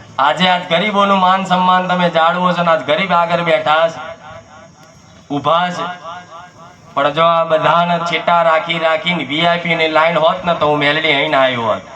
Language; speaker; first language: Gujarati; native; Gujarati